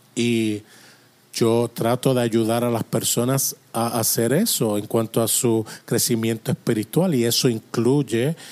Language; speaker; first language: Spanish; non-native, fluent; English